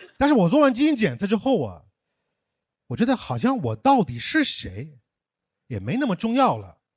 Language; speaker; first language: Chinese; non-native, fluent; English